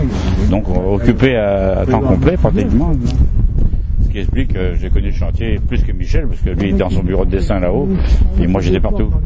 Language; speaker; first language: French; native; French